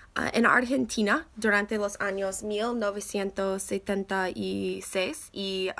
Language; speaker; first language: Spanish; non-native, learner; English